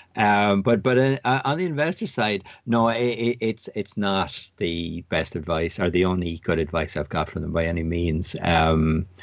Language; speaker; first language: English; native; English